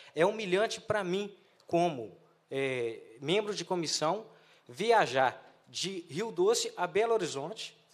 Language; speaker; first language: Portuguese; native; Portuguese